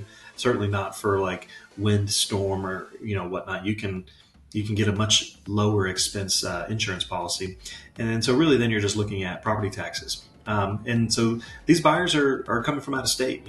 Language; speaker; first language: English; native; English